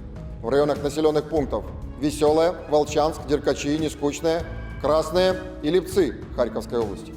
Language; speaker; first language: Russian; native; Russian